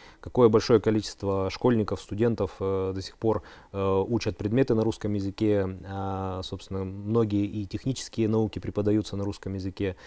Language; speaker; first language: Russian; native; Russian